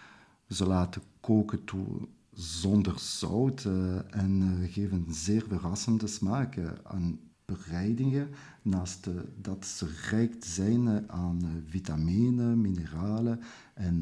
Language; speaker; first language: Dutch; non-native, local second language; French